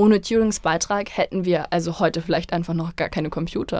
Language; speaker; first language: German; native; German